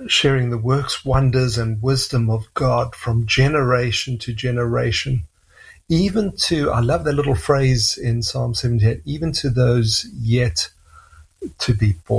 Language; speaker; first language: English; native; English